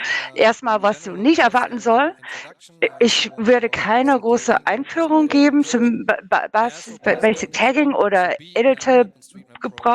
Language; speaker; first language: German; non-native, learner; English